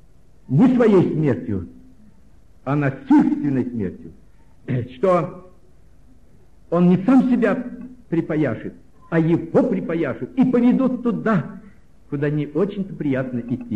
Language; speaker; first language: Russian; native; Russian